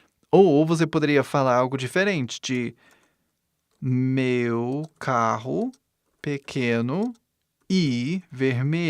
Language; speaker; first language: Portuguese; non-native, fluent; English